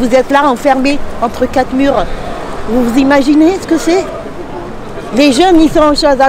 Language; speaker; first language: French; native; French